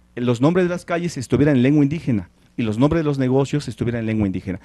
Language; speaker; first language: Spanish; non-native, local second language; Tzeltal